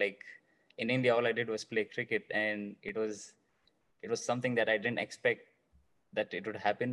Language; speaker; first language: English; non-native, local second language; Kannada